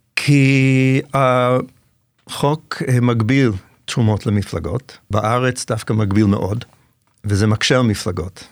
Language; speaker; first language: Hebrew; non-native, fluent; English